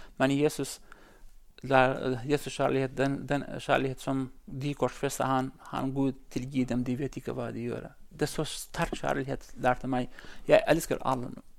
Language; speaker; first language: Norwegian; non-native, learner; Central Kurdish